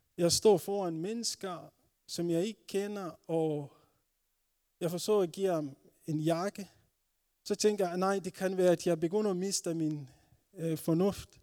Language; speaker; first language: Danish; non-native, fluent; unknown